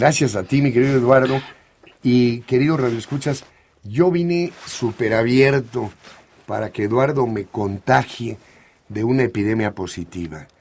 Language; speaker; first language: Spanish; native; Spanish